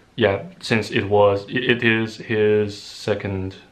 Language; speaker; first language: English; non-native, fluent; Chinese